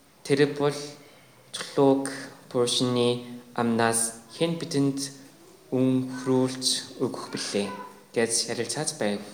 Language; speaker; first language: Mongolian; non-native, fluent; Korean